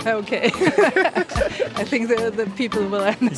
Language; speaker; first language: English; non-native, fluent; German